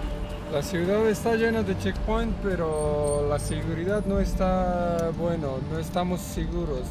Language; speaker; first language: Spanish; non-native, learner; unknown